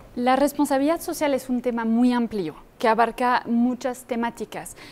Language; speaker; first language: Spanish; non-native, fluent; French